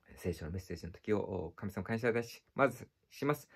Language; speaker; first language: Japanese; native; Japanese